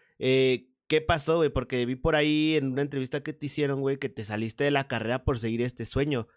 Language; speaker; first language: Spanish; native; Spanish